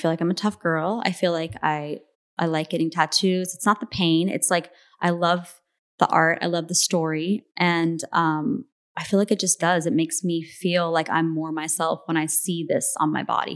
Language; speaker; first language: English; native; English